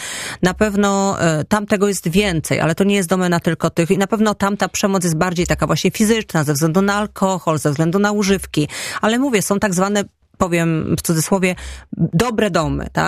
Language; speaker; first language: Polish; native; Polish